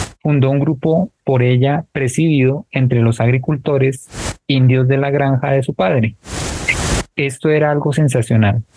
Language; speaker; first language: Spanish; native; Spanish